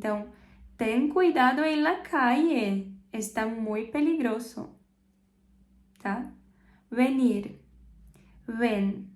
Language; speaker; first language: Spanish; non-native, fluent; Portuguese